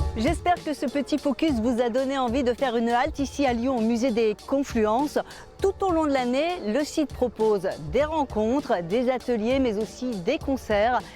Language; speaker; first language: French; native; French